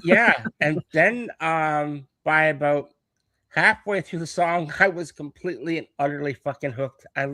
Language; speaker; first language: English; native; English